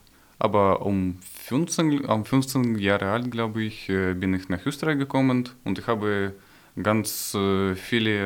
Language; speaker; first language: German; non-native, learner; Ukrainian